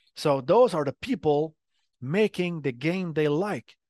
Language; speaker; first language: English; non-native, fluent; French